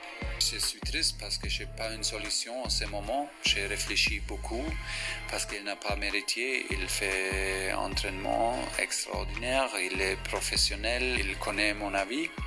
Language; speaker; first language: French; non-native, fluent; German